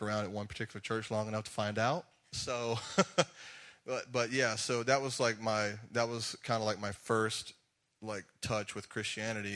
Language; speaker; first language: English; native; English